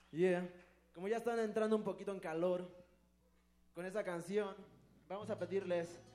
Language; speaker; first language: Spanish; non-native, local second language; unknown